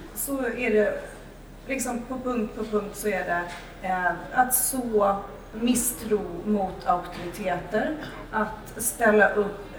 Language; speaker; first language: Swedish; non-native, fluent; English